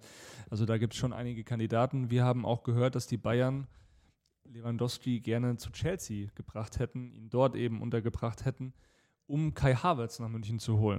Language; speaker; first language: German; native; German